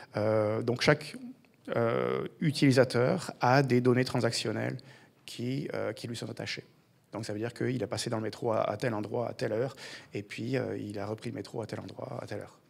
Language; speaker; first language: French; native; French